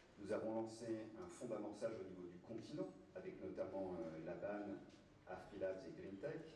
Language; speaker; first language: French; native; French